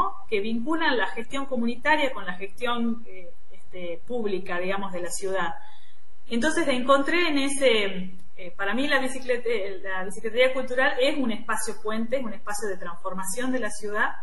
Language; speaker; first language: Spanish; native; Spanish